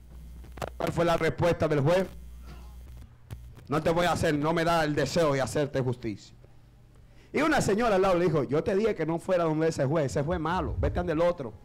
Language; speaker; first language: Spanish; native; Spanish